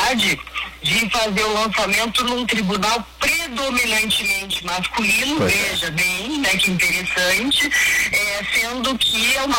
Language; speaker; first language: Portuguese; native; Portuguese